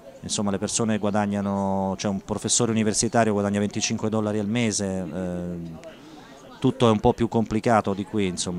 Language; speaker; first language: Italian; native; Italian